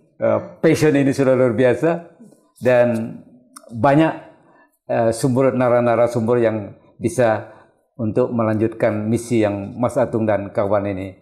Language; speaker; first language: Indonesian; non-native, local second language; Malay